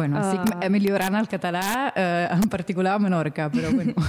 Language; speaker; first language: Catalan; non-native, fluent; Italian